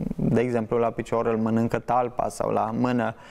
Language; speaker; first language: Romanian; native; Romanian